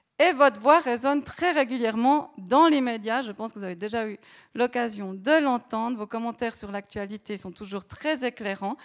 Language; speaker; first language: French; native; French